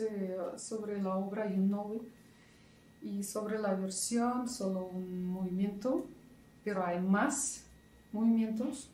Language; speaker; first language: Spanish; non-native, fluent; Russian